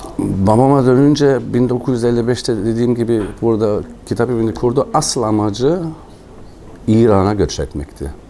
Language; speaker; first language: Turkish; non-native, fluent; German